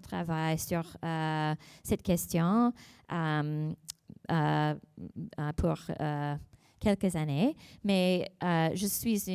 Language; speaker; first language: French; non-native, learner; English